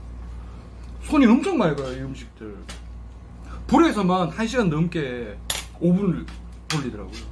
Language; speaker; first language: Korean; native; Korean